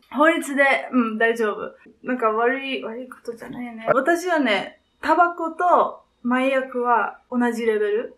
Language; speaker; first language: Japanese; non-native, learner; Dutch